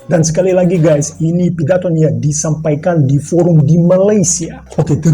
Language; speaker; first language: Indonesian; non-native, fluent; Russian